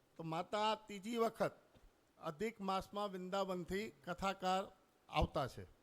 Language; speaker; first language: Gujarati; non-native, local second language; Sindhi